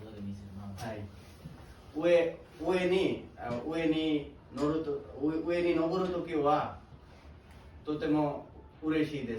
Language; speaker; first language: Japanese; non-native, learner; Bangla